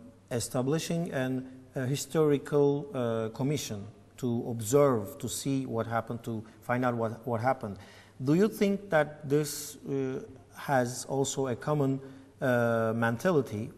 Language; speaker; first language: English; non-native, fluent; Turkish